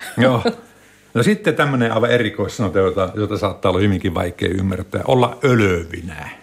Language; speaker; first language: Finnish; native; Finnish